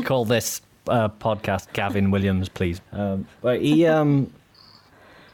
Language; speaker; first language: English; native; English